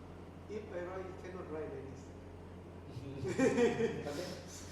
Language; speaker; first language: English; non-native, learner; Thai